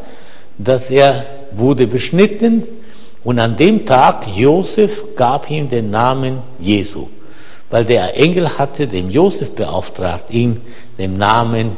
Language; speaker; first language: German; non-native, fluent; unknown